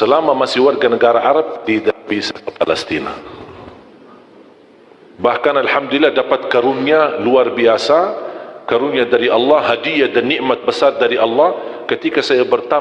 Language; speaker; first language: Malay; non-native, fluent; Arabic